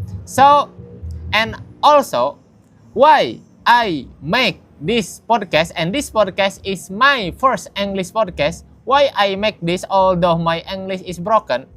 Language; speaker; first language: English; non-native, learner; Indonesian